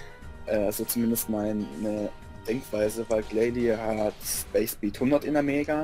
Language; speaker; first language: German; native; German